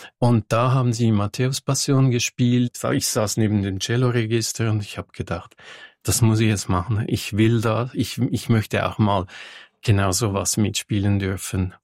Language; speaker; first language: German; non-native, local second language; French